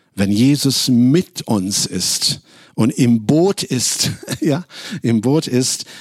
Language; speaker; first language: German; non-native, fluent; Arabic